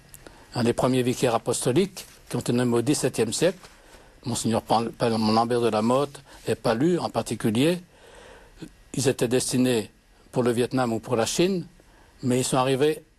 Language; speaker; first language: French; native; French